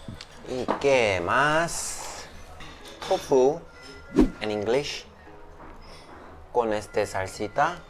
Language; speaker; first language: Spanish; non-native, learner; Korean